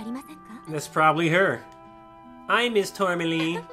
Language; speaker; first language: English; native; English